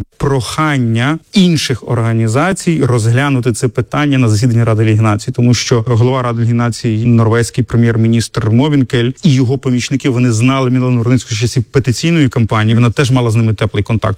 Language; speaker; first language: Ukrainian; native; Ukrainian